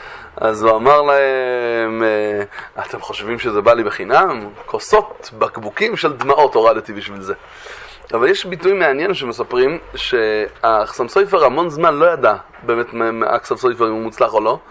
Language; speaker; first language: Hebrew; native; Hebrew